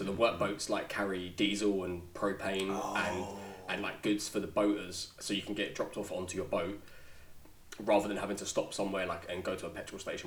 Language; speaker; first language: English; native; English